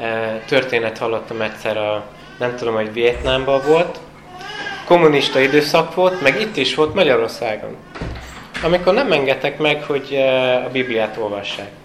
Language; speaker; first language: Hungarian; non-native, fluent; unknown